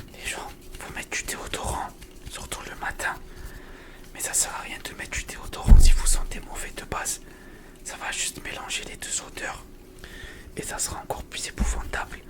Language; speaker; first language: French; native; French